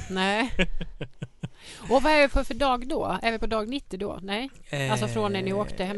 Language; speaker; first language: Swedish; native; Swedish